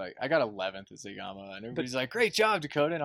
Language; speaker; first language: English; native; English